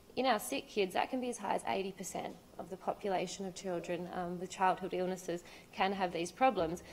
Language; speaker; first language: English; native; English